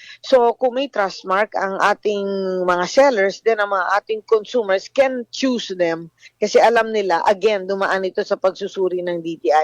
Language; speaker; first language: Filipino; native; Filipino